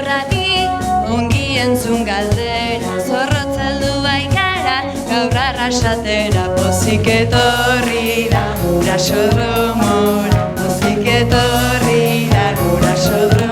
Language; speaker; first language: Basque; native; Basque